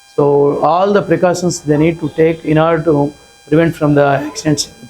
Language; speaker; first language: English; non-native, local second language; Telugu